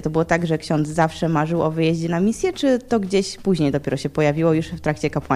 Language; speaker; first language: Polish; native; Polish